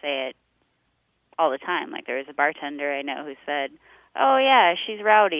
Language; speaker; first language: English; native; English